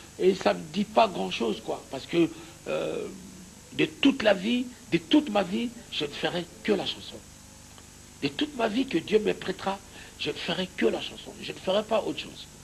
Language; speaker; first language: French; non-native, local second language; Lingala